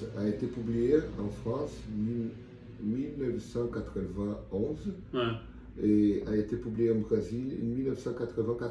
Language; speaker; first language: French; non-native, learner; Portuguese